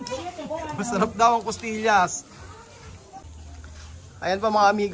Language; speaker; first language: Filipino; native; Filipino